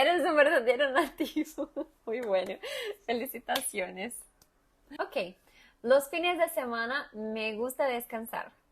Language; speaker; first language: Spanish; non-native, fluent; Portuguese